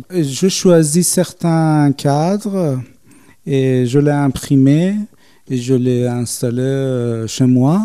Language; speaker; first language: French; non-native, fluent; Persian